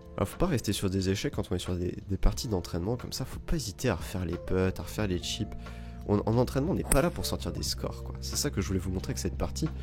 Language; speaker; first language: French; native; French